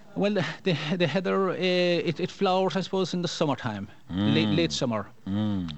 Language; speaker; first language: English; non-native, local second language; Irish